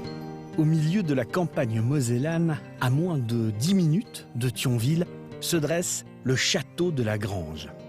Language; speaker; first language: French; native; French